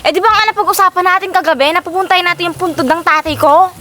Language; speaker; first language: Filipino; native; Filipino